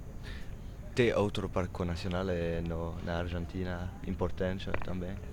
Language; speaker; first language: Spanish; non-native, learner; French